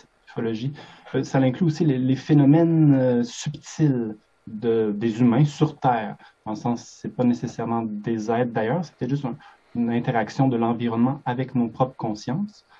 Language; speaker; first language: French; native; French